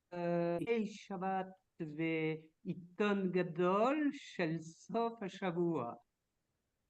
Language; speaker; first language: Hebrew; non-native, learner; French